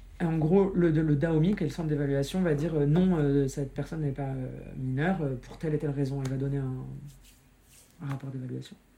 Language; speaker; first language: French; native; French